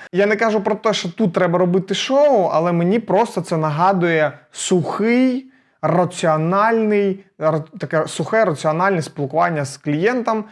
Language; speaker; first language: Ukrainian; native; Ukrainian